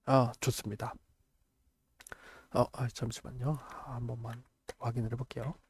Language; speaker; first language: Korean; native; Korean